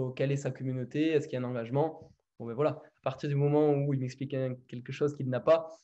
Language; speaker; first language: French; native; French